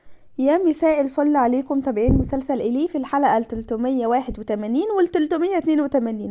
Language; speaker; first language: Arabic; native; Arabic